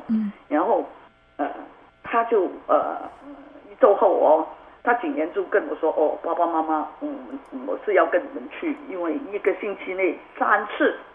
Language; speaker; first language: Chinese; non-native, local second language; Cantonese